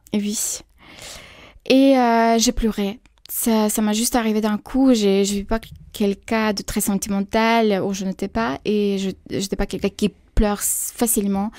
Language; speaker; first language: French; non-native, fluent; Russian